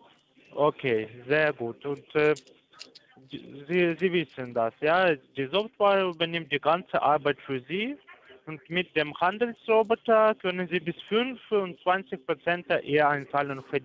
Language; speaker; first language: German; non-native, learner; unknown